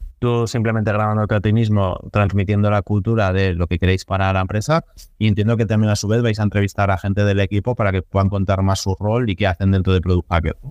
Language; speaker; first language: Spanish; native; Spanish